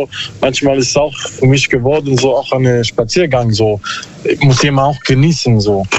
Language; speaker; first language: German; non-native, learner; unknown